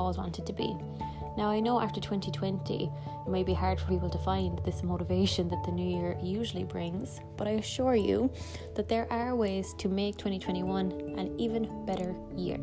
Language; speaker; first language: English; native; English